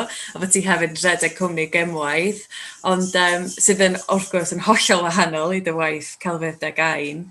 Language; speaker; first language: Welsh; native; Welsh